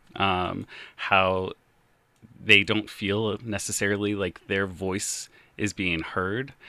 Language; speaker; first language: English; native; English